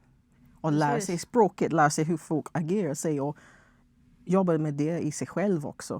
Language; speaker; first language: Swedish; non-native, fluent; English